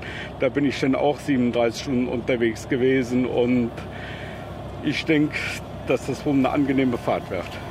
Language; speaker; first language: German; native; German